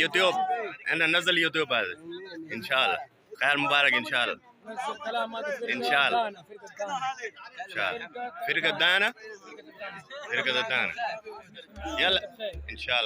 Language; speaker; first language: Arabic; non-native, learner; Urdu